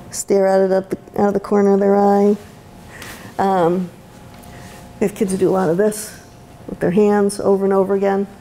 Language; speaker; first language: English; native; English